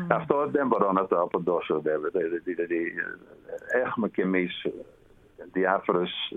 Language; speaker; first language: Greek; non-native, fluent; Dutch